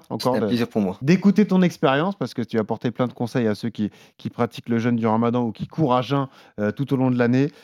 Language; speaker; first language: French; non-native, fluent; English